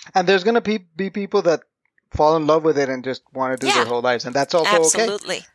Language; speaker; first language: English; non-native, fluent; Spanish